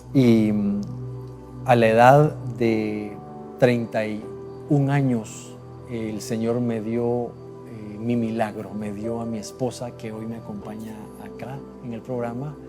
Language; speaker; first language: Spanish; native; Spanish